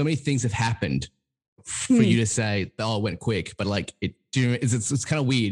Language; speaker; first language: English; native; English